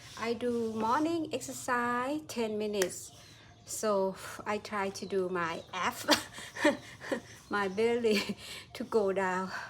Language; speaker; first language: English; non-native, learner; Thai